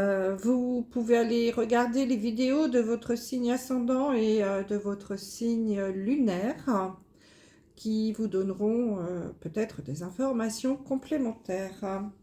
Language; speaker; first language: French; native; French